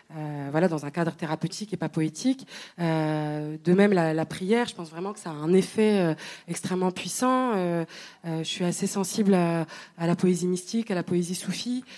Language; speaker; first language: French; non-native, local second language; Arabic